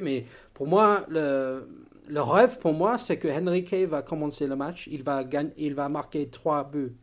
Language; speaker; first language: French; non-native, learner; English